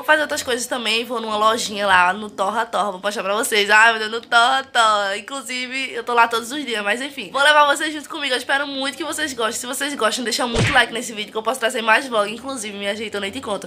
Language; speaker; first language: Portuguese; native; Portuguese